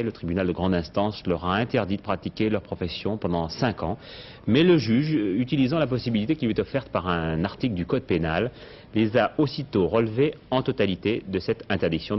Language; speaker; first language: French; native; French